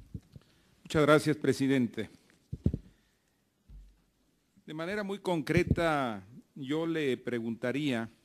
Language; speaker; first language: Spanish; native; Spanish